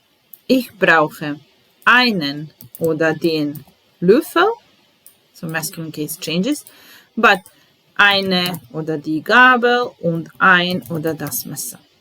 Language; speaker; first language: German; non-native, fluent; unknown